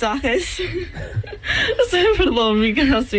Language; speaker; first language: Spanish; non-native, learner; English